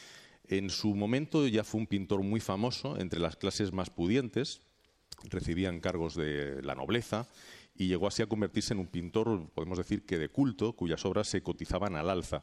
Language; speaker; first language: Spanish; native; Spanish